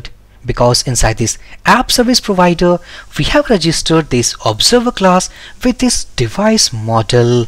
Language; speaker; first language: English; non-native, local second language; Hindi